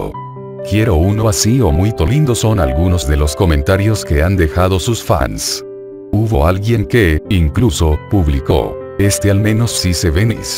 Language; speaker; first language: Spanish; native; Spanish